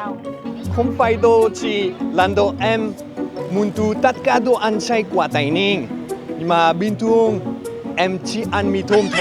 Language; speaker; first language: Vietnamese; non-native, learner; French